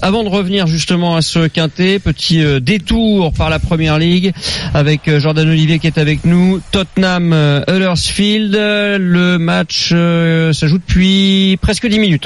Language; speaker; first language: French; native; French